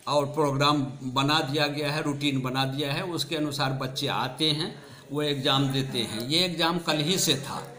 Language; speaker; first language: Hindi; native; Hindi